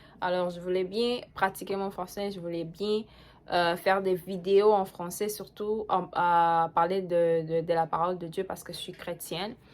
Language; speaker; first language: French; non-native, fluent; Portuguese